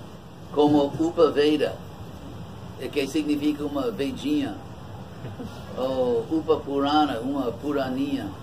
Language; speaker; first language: Portuguese; non-native, fluent; English